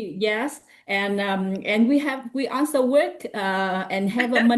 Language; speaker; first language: English; non-native, learner; Vietnamese